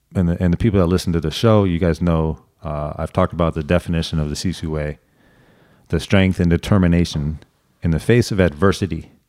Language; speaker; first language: English; native; English